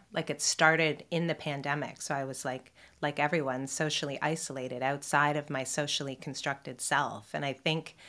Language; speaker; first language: English; native; English